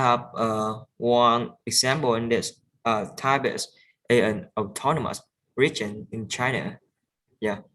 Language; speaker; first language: English; non-native, learner; Vietnamese